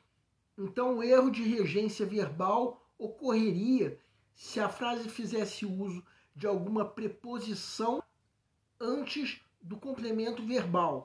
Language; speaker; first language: Portuguese; native; Portuguese